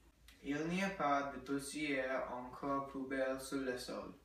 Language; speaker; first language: French; non-native, learner; English